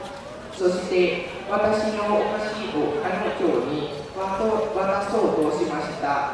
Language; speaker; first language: Japanese; non-native, learner; Lao